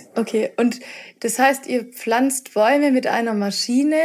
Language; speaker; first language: German; native; German